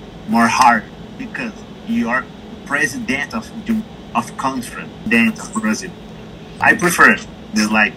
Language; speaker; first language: English; non-native, learner; Portuguese